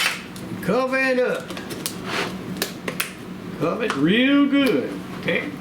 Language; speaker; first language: English; native; English